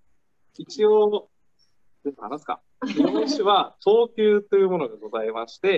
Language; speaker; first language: Japanese; native; Japanese